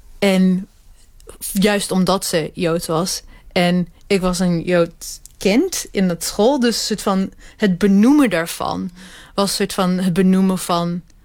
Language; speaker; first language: Dutch; early bilingual, other home language; Hebrew